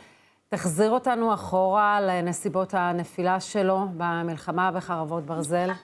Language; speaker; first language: Hebrew; native; Hebrew